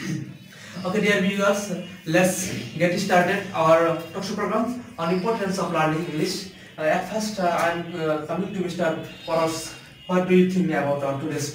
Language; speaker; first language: English; non-native, learner; Bangla